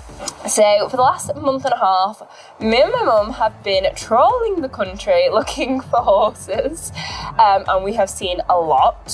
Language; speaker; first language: English; native; English